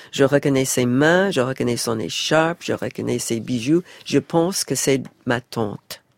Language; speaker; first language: French; non-native, fluent; English